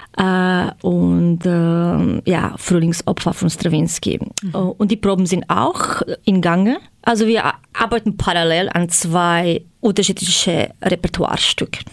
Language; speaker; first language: German; non-native, fluent; Croatian